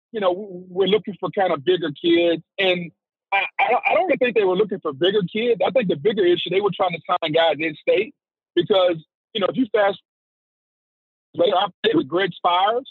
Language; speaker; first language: English; native; English